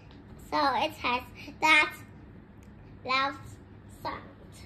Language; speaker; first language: English; non-native, learner; Vietnamese